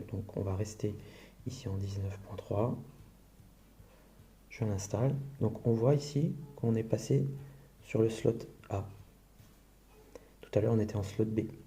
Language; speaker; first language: French; native; French